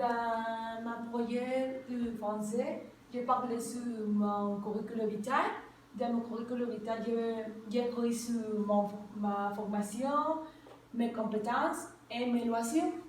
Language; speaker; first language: French; non-native, learner; Spanish